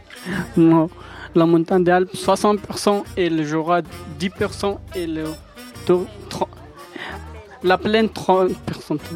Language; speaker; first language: French; non-native, learner; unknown